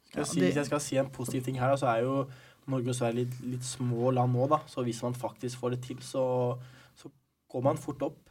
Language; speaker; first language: Norwegian; early bilingual, other home language; Arabic